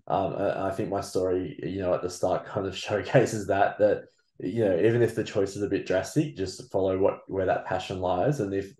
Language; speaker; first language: English; native; English